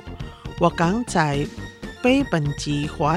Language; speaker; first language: Chinese; non-native, local second language; Indonesian